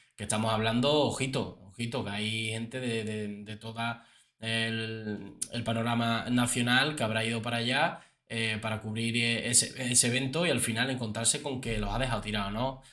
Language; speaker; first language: Spanish; native; Spanish